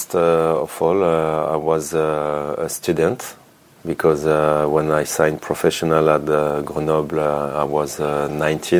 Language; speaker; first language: English; non-native, fluent; French